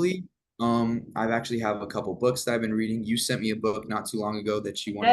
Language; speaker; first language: English; native; English